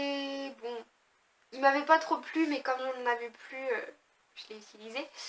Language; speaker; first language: French; native; French